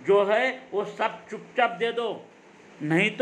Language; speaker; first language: Hindi; non-native, local second language; Marathi